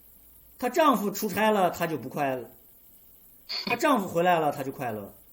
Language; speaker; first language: Chinese; native; Chinese